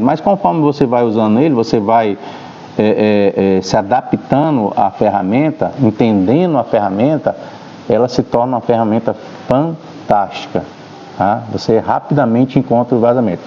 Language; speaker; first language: Portuguese; native; Portuguese